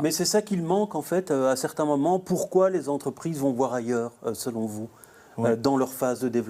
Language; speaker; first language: French; native; French